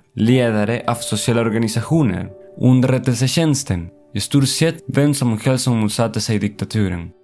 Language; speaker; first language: Swedish; non-native, fluent; Spanish